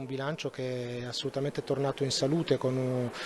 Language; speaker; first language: Italian; native; Italian